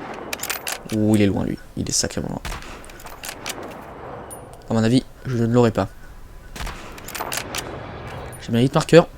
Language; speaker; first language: French; native; French